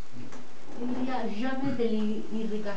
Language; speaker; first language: French; non-native, learner; English